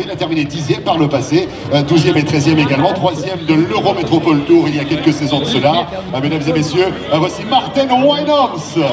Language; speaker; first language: French; native; French